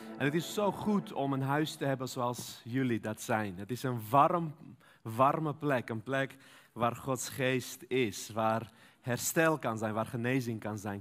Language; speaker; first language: Dutch; non-native, fluent; Armenian